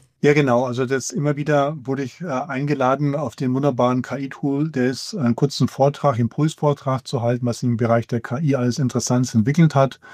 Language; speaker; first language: German; native; German